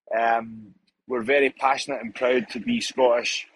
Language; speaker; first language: English; native; English